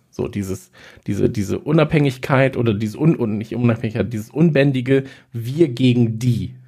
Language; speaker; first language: German; native; German